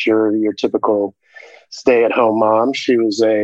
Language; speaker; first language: English; native; English